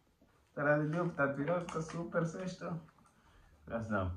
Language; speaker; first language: Bulgarian; non-native, learner; Portuguese